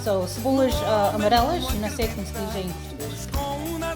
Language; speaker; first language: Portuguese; early bilingual, heritage; Portuguese